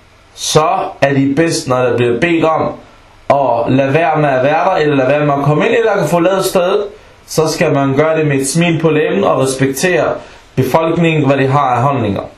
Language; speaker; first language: Danish; non-native, local second language; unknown